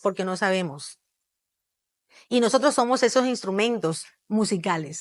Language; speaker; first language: Spanish; native; Spanish